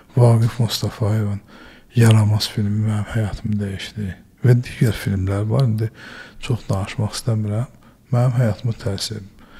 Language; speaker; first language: Azerbaijani; native; Azerbaijani